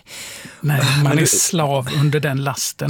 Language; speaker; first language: Swedish; native; Swedish